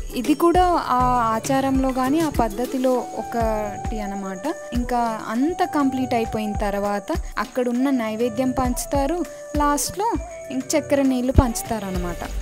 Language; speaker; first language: Telugu; non-native, local second language; Lambadi